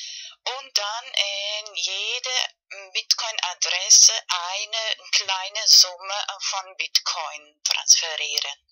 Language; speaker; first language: German; non-native, learner; Spanish